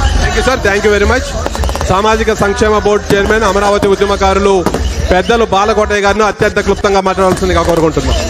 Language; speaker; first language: Telugu; native; Telugu